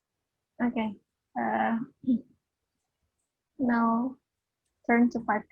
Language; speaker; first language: English; non-native, fluent; Indonesian